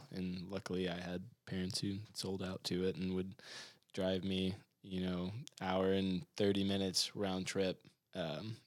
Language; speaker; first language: English; native; English